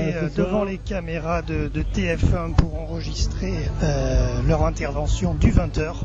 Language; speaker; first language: French; native; French